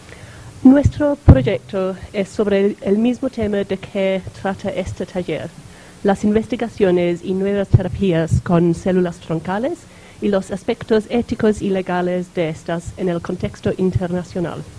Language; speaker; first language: Spanish; non-native, fluent; English